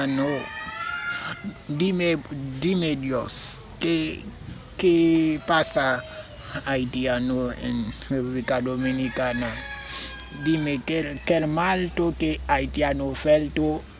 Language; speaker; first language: Spanish; non-native, learner; Haitian Creole